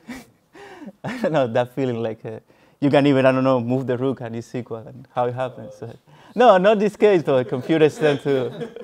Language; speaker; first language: English; non-native, fluent; Spanish